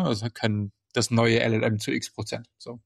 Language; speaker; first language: German; native; German